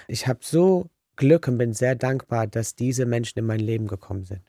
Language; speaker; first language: German; non-native, fluent; English